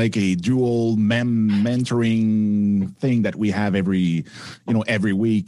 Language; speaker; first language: English; non-native, fluent; French